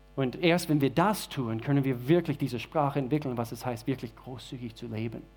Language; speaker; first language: German; non-native, fluent; English